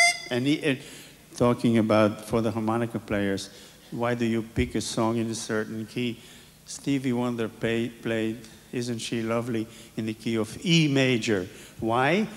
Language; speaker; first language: English; non-native, fluent; French